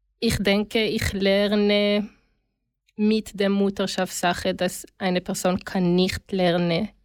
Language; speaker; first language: German; non-native, learner; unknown